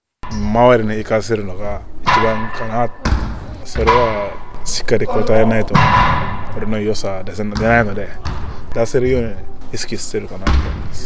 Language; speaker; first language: Japanese; non-native, fluent; Wolof